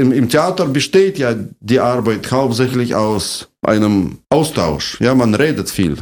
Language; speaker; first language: German; non-native, fluent; Russian